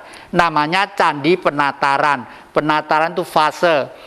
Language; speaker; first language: Indonesian; native; Indonesian